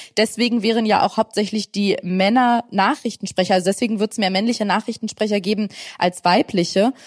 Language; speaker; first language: German; native; German